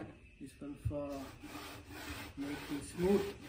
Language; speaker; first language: English; non-native, learner; Khmer